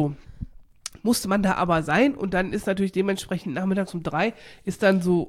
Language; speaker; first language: German; native; German